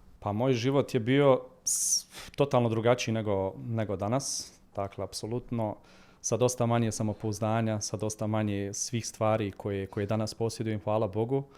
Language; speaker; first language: Bosnian; native; Bosnian